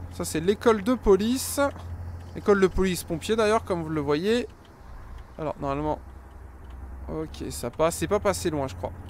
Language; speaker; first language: French; native; French